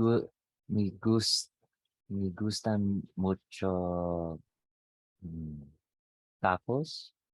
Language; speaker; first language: Spanish; non-native, learner; Filipino